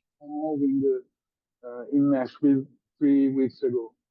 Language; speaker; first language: English; non-native, learner; Italian